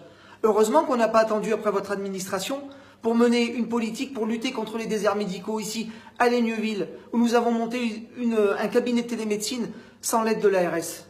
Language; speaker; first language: French; native; French